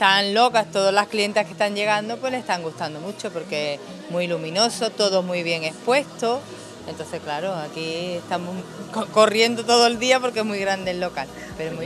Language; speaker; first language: Spanish; native; Spanish